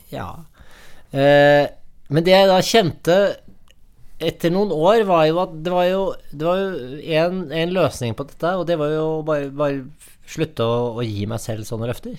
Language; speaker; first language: Norwegian; native; Norwegian